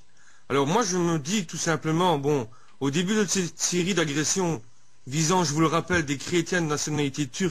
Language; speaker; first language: French; native; French